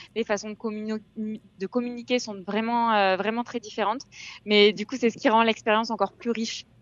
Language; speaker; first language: French; native; French